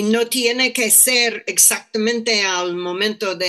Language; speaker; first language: Spanish; non-native, fluent; English